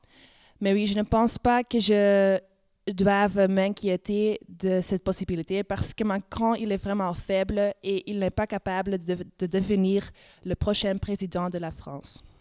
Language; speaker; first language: French; non-native, local second language; Dutch